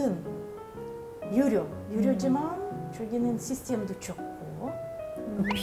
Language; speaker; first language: Korean; non-native, fluent; Russian